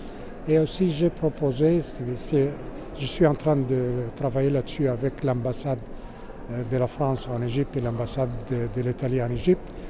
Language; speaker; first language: French; non-native, fluent; Arabic